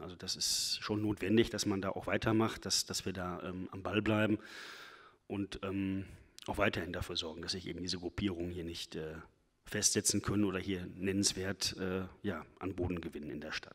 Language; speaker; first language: German; native; German